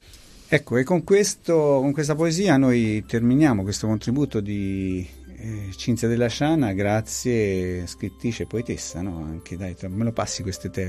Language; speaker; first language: Italian; native; Italian